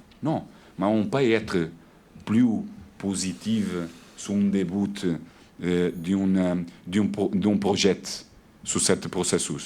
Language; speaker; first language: French; non-native, learner; Portuguese